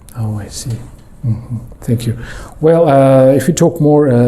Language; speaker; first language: English; non-native, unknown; Mongolian